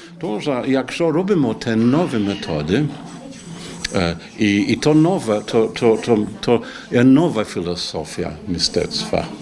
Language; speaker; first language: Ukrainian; non-native, learner; English